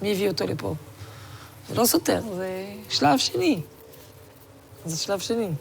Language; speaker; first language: Hebrew; non-native, fluent; French